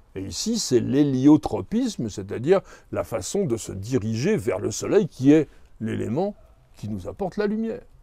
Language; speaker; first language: French; native; French